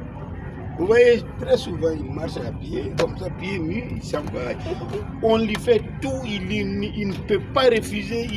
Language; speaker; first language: French; non-native, local second language; Bambara